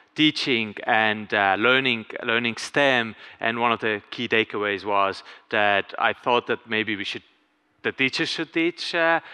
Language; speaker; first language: English; non-native, fluent; Estonian